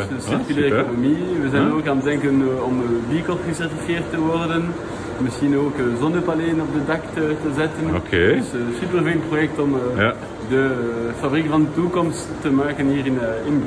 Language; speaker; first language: Dutch; non-native, local second language; French